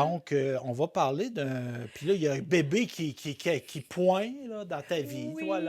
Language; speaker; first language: French; native; French